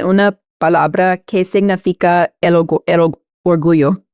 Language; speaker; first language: Spanish; non-native, fluent; English